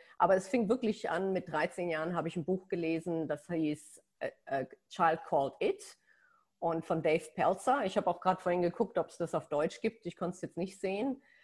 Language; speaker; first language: German; native; German